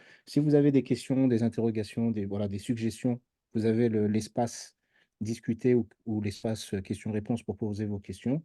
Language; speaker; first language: French; native; French